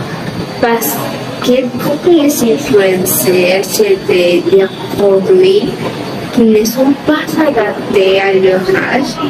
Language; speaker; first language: French; non-native, learner; Spanish